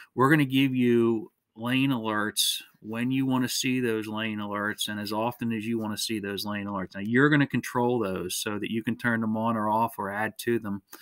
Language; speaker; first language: English; native; English